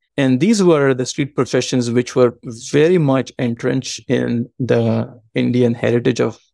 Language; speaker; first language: English; non-native, local second language; Marathi